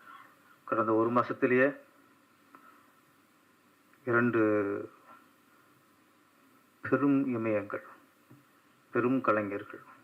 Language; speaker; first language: Tamil; native; Tamil